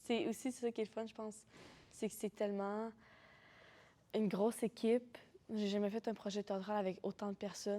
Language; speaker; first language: French; native; French